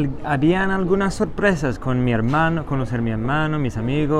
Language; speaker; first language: Spanish; non-native, fluent; English